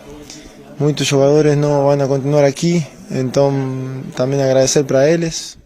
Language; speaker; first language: Portuguese; non-native, learner; Spanish